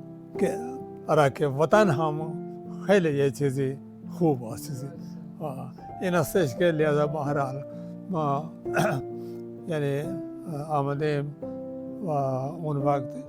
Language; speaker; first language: Persian; non-native, fluent; Urdu